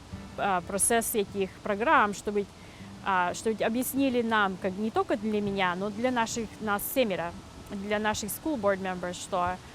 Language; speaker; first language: Russian; early bilingual, heritage; Russian